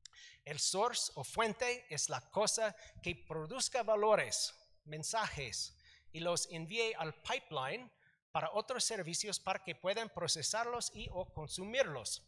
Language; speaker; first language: Spanish; non-native, learner; English